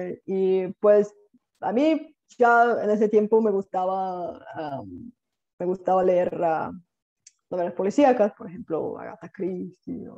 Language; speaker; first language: Spanish; non-native, fluent; Bulgarian